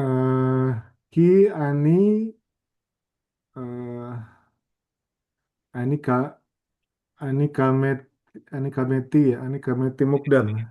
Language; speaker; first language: Hebrew; non-native, learner; Indonesian